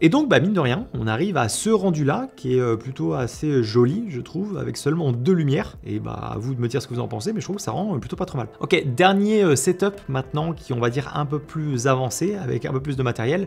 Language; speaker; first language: French; native; French